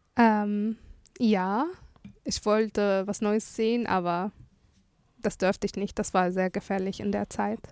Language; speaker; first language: German; non-native, fluent; Arabic